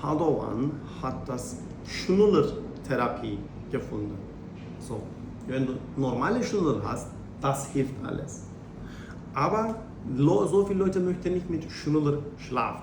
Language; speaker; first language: German; non-native, learner; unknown